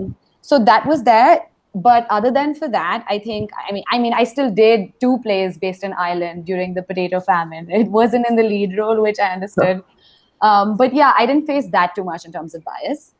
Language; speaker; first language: English; non-native, local second language; Hindi